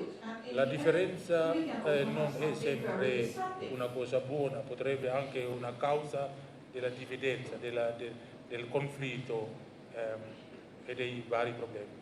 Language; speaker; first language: Italian; non-native, learner; Indonesian